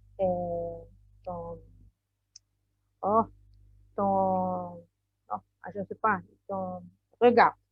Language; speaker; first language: French; non-native, learner; Spanish